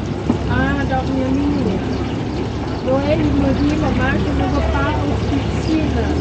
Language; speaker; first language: French; non-native, learner; Thai